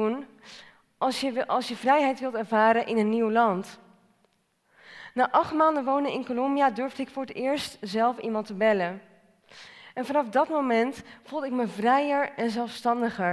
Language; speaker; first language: Dutch; native; Dutch